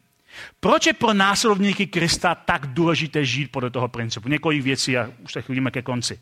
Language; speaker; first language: Czech; native; Czech